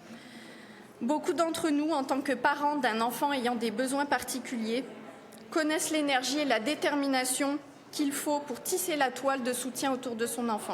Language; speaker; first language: French; native; French